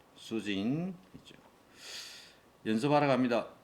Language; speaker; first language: Korean; native; Korean